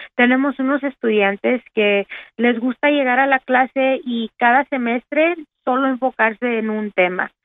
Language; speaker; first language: Spanish; early bilingual, heritage; Spanish